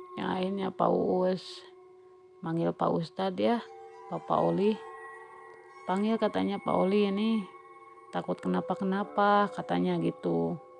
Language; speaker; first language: Indonesian; non-native, local second language; Sundanese